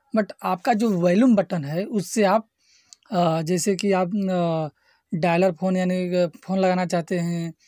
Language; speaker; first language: Hindi; native; Hindi